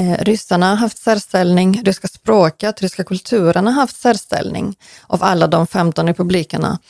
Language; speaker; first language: Swedish; non-native, fluent; Ukrainian